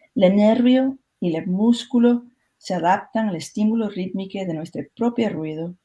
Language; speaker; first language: Spanish; early bilingual, other home language; English